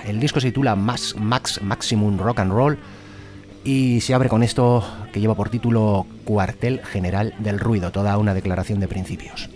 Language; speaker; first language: Spanish; native; Spanish